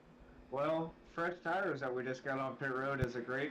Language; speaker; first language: English; native; English